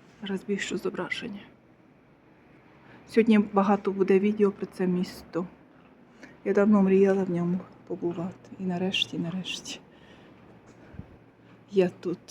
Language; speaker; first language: Ukrainian; native; Ukrainian